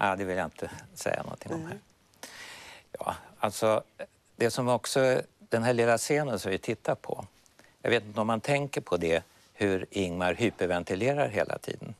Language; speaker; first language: Swedish; native; Swedish